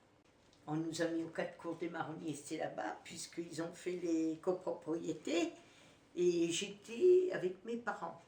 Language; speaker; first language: French; native; French